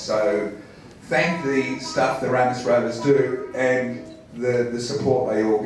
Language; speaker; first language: English; native; English